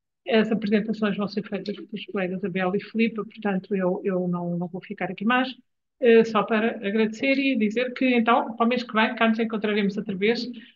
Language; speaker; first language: Portuguese; native; Portuguese